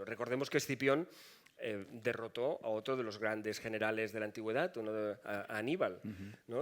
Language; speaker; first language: Spanish; native; Spanish